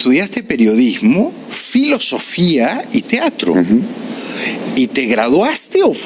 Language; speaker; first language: Spanish; native; Spanish